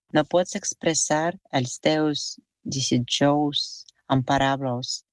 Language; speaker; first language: Catalan; non-native, learner; Russian